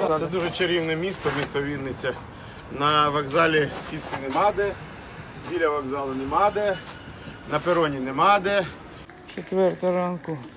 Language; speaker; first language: Ukrainian; non-native, local second language; Russian